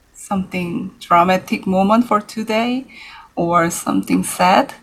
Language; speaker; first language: English; non-native, learner; Korean